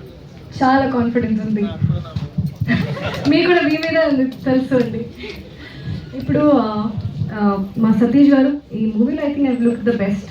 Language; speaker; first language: Telugu; non-native, local second language; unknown